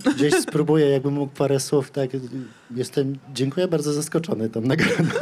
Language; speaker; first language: Polish; native; Polish